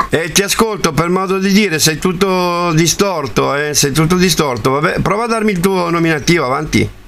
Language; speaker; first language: Italian; native; Italian